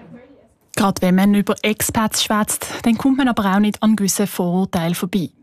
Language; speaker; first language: German; native; German